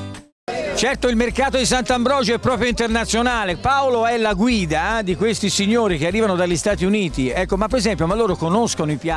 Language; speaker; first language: Italian; native; Italian